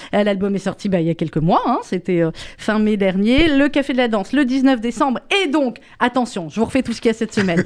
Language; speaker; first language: French; native; French